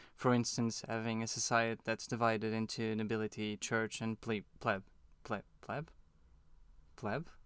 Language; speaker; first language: English; non-native, fluent; Portuguese